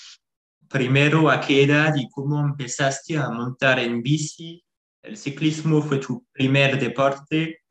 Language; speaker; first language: Spanish; non-native, fluent; French